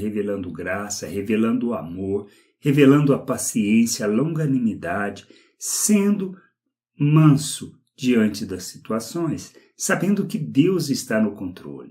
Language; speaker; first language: Portuguese; native; Portuguese